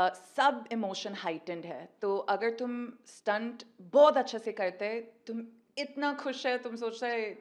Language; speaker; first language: Hindi; non-native, learner; English